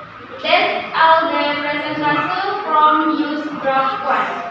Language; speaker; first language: English; non-native, learner; Indonesian